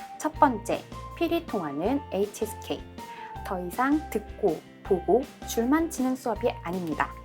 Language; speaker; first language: Korean; native; Korean